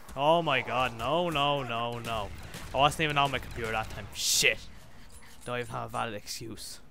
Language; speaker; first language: English; native; English